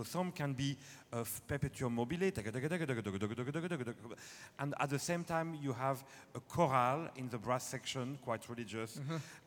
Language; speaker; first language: English; non-native, fluent; French